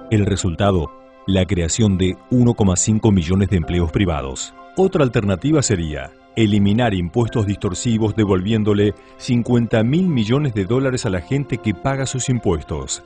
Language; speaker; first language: Spanish; native; Spanish